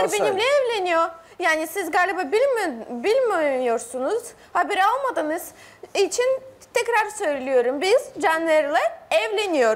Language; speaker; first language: Turkish; non-native, learner; Russian